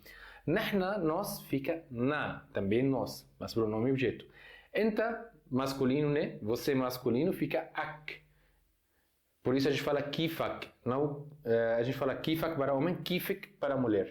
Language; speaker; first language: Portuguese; non-native, fluent; Arabic